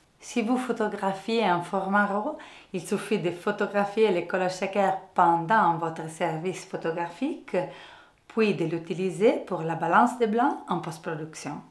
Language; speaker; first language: French; non-native, fluent; Italian